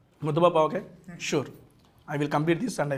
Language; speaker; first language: Telugu; native; Telugu